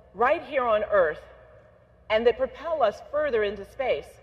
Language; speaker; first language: English; native; English